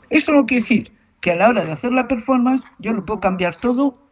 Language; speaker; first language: Spanish; native; Spanish